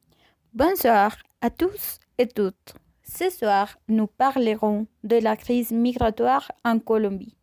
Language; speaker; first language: French; non-native, learner; Spanish